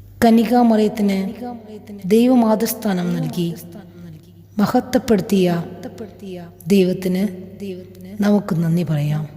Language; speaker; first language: Malayalam; native; Malayalam